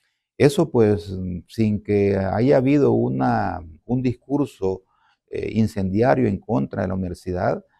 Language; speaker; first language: Spanish; native; Spanish